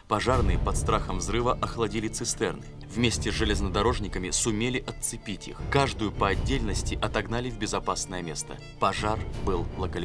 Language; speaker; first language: Russian; native; Russian